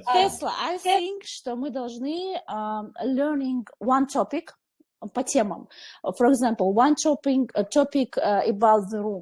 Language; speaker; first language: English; non-native, learner; Chechen